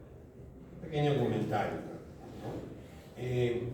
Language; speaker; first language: Spanish; native; Spanish